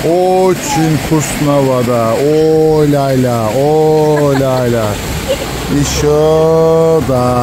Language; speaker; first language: Russian; non-native, learner; Turkish